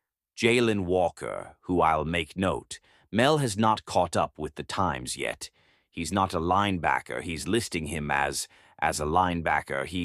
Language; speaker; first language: English; native; English